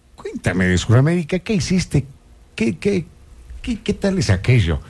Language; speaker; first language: Spanish; native; Spanish